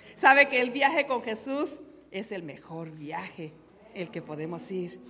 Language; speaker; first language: Spanish; native; Spanish